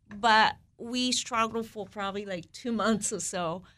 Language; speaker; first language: English; non-native, fluent; Japanese